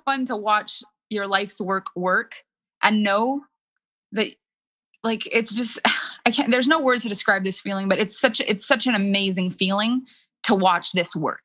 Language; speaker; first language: English; non-native, fluent; French